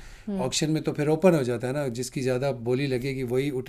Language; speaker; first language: Urdu; native; Urdu